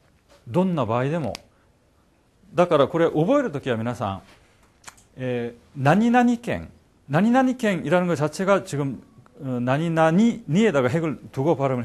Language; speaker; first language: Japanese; non-native, fluent; Korean